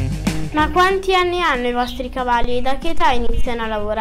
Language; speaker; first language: Italian; native; Italian